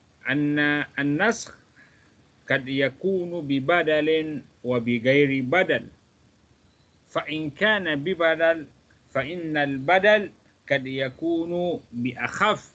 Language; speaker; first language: Arabic; non-native, fluent; Malay